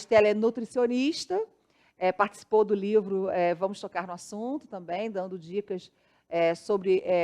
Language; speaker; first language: Portuguese; native; Portuguese